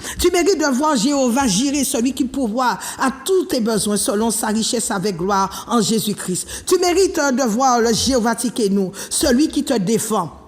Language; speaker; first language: French; native; French